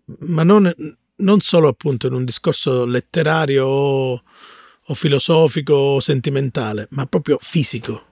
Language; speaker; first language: Italian; native; Italian